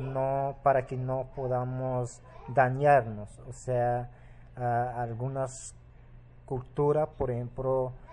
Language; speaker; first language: Spanish; non-native, local second language; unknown